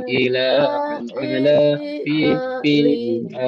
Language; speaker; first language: Arabic; non-native, fluent; Indonesian